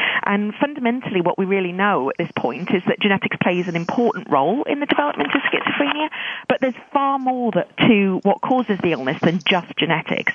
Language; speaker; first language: English; native; English